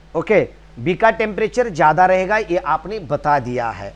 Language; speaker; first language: Hindi; non-native, local second language; Marathi